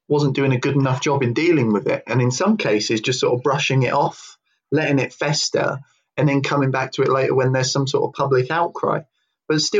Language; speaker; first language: English; native; English